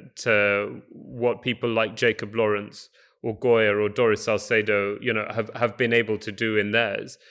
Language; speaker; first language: English; native; English